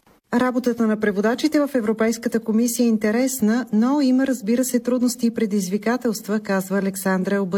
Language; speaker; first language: Bulgarian; native; Bulgarian